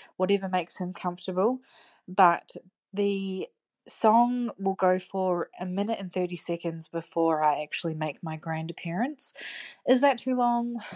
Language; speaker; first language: English; native; English